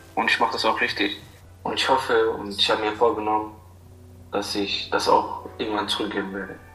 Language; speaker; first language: German; non-native, fluent; Arabic